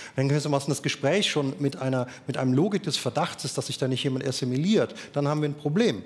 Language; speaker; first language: German; native; German